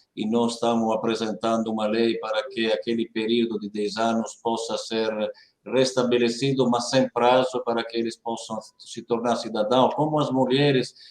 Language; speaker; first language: Portuguese; non-native, fluent; Italian